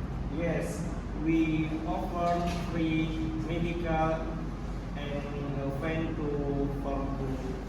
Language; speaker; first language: English; non-native, learner; Indonesian